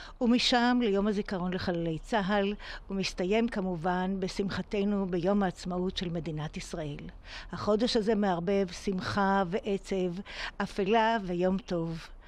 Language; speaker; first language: Hebrew; native; Hebrew